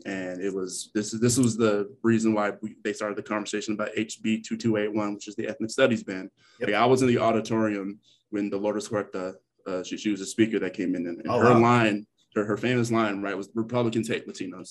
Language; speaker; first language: English; native; English